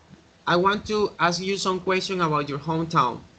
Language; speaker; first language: English; non-native, learner; Spanish